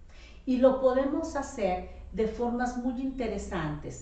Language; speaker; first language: Spanish; native; Spanish